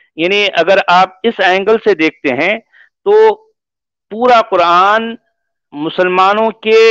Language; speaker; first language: Hindi; native; Hindi